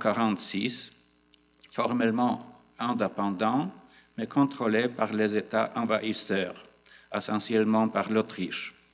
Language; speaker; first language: French; non-native, fluent; Polish